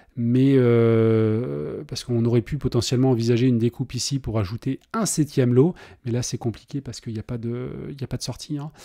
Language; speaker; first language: French; native; French